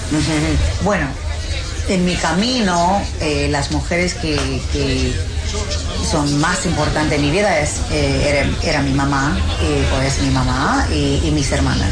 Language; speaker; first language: Spanish; early bilingual, heritage; English